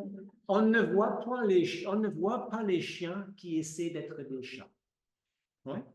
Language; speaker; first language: French; non-native, fluent; English